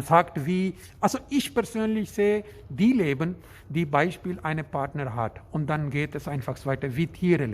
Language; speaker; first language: German; non-native, learner; Urdu